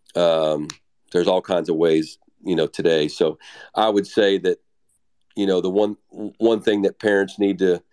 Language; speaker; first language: English; native; English